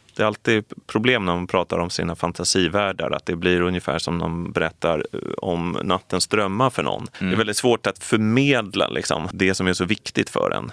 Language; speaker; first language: Swedish; native; Swedish